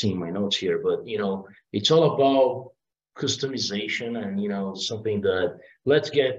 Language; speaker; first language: English; non-native, fluent; Portuguese